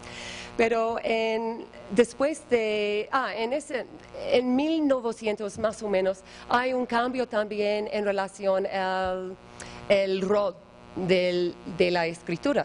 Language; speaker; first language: Spanish; non-native, learner; English